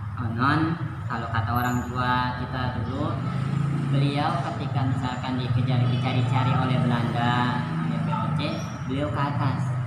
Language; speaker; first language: Indonesian; native; Indonesian